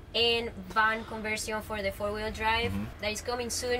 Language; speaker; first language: English; non-native, fluent; Spanish